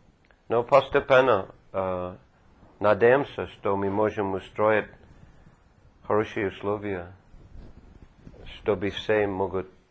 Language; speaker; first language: Russian; non-native, fluent; English